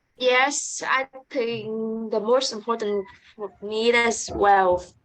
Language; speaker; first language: English; non-native, learner; Vietnamese